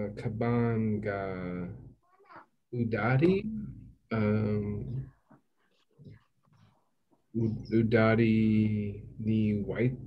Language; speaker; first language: Japanese; non-native, learner; English